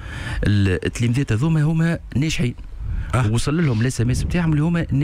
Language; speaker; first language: Arabic; native; Arabic